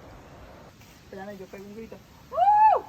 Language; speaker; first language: Spanish; native; Spanish